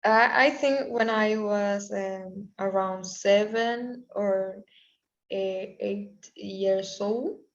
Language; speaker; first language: English; non-native, learner; Spanish